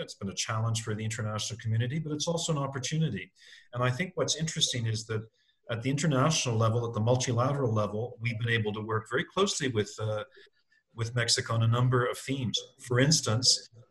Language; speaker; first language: English; native; English